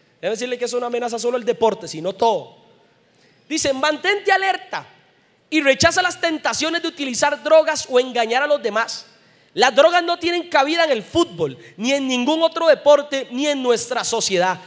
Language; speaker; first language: Spanish; native; Spanish